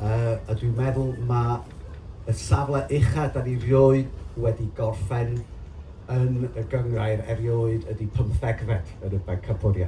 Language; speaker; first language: Welsh; native; Welsh